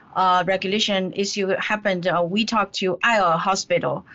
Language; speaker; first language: English; non-native, fluent; Chinese